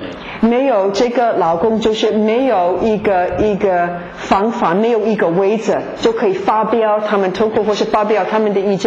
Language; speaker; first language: Chinese; non-native, fluent; English